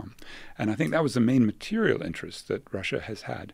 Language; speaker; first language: English; native; English